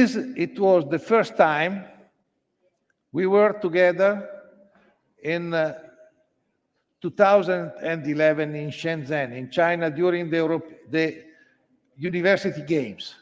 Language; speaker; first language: English; non-native, learner; Italian